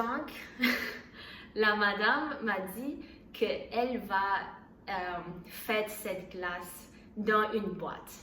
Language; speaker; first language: French; non-native, learner; Chinese